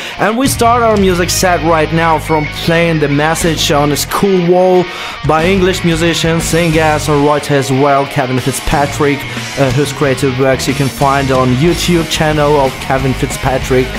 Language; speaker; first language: English; non-native, fluent; Ukrainian